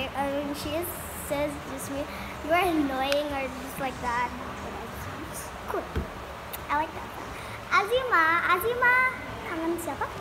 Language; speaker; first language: English; early bilingual, other home language; Indonesian